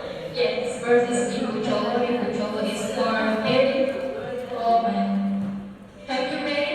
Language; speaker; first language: English; non-native, learner; Indonesian